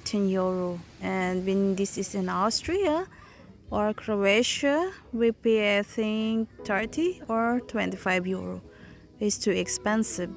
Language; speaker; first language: English; non-native, local second language; Filipino